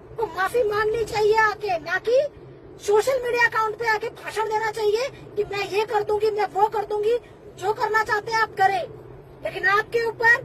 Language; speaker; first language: Hindi; native; Hindi